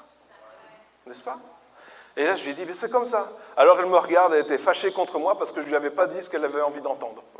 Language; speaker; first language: French; native; French